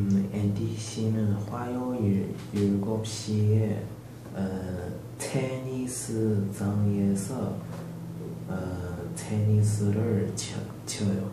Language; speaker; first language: Korean; non-native, learner; Chinese